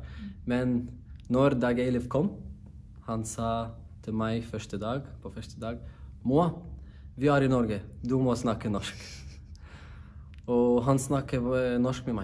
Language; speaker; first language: Norwegian; non-native, learner; Portuguese